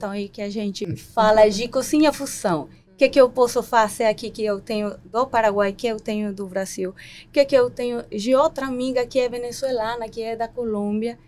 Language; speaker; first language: Portuguese; non-native, fluent; Spanish